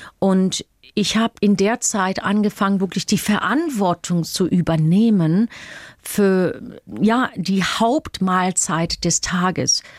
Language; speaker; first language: German; non-native, fluent; English